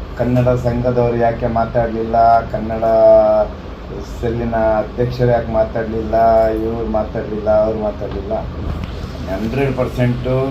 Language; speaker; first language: Kannada; non-native, local second language; Lambadi